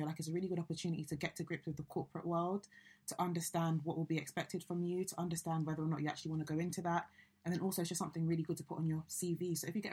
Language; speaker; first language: English; native; English